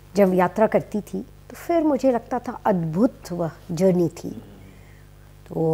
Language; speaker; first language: Hindi; native; Hindi